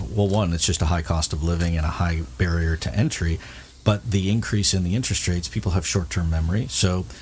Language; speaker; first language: English; native; English